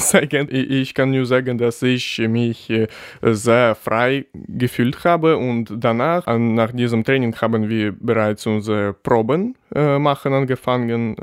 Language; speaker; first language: German; non-native, learner; Ukrainian